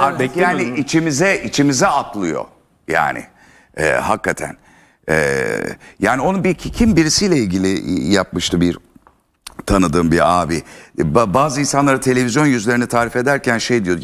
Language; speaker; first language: Turkish; native; Turkish